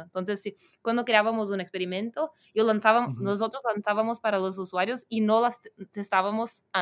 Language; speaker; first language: Spanish; non-native, fluent; Portuguese